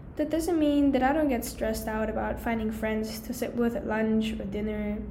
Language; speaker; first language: English; early bilingual, other home language; German